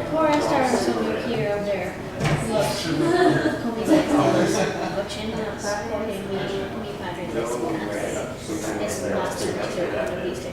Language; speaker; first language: Spanish; non-native, learner; English